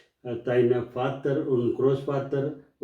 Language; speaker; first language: German; non-native, learner; Tamil